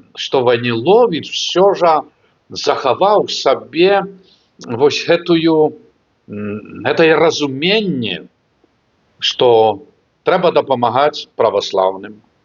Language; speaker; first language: Belarusian; native; Belarusian